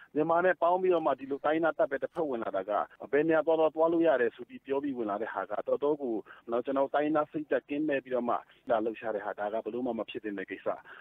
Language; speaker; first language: Burmese; non-native, local second language; Shwe Palaung